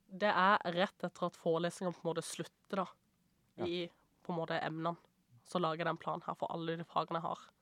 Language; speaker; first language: Norwegian; early bilingual, other home language; Persian